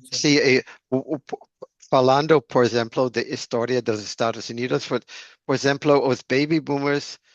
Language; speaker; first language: Portuguese; non-native, learner; English